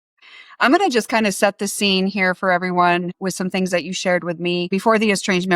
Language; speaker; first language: English; native; English